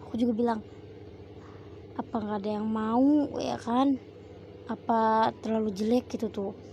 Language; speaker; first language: Indonesian; native; Indonesian